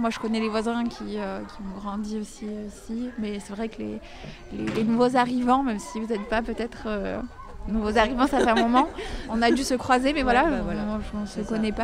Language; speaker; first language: French; native; French